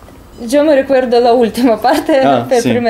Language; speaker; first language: Spanish; non-native, learner; Russian